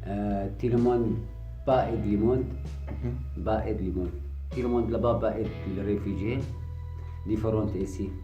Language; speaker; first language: French; non-native, learner; Arabic